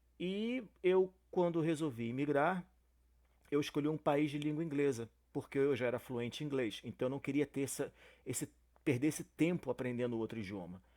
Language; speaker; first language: Portuguese; native; Portuguese